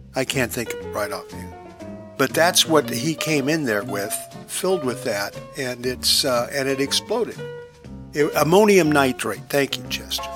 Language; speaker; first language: English; native; English